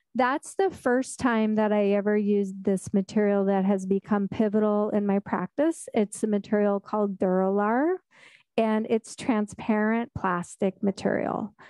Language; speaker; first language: English; native; English